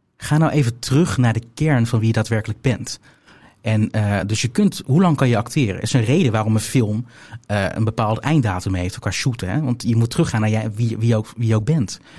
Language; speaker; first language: Dutch; native; Dutch